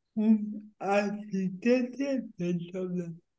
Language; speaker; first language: Spanish; native; Spanish